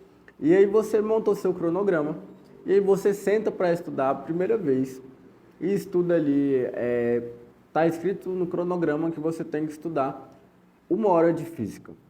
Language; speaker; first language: Portuguese; native; Portuguese